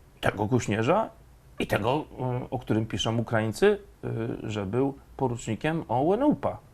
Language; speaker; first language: Polish; native; Polish